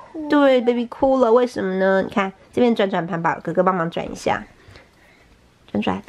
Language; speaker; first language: Chinese; native; Chinese